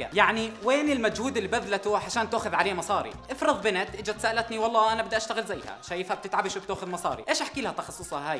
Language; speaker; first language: Arabic; native; Arabic